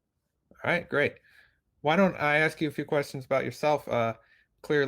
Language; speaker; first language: English; native; English